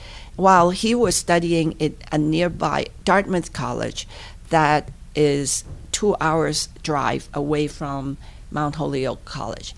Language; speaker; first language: English; non-native, local second language; Cantonese